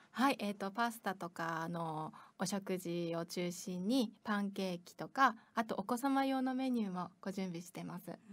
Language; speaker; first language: Japanese; native; Japanese